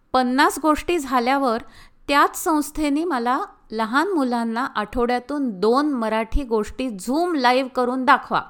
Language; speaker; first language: Marathi; early bilingual, heritage; Marathi